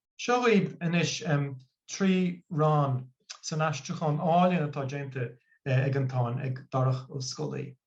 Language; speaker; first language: Irish; non-native, local second language; English